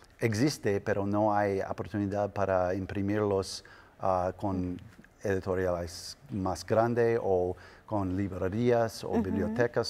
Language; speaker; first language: Spanish; non-native, learner; English